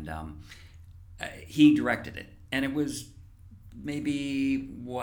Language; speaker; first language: English; native; English